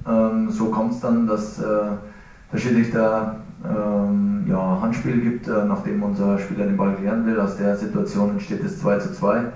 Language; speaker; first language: German; native; German